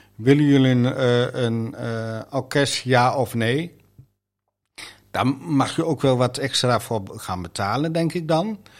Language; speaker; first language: Dutch; native; Dutch